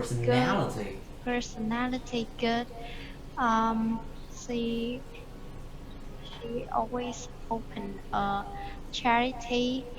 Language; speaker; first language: English; non-native, learner; Vietnamese